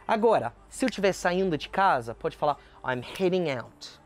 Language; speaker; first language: Portuguese; native; Portuguese